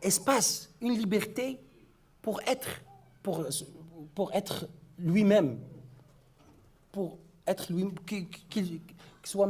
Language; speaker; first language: French; non-native, learner; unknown